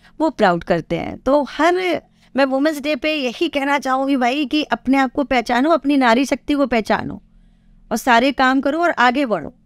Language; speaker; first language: Hindi; native; Hindi